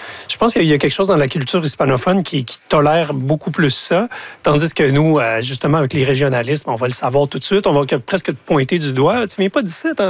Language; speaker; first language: French; native; French